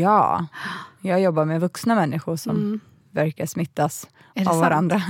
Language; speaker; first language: Swedish; native; Swedish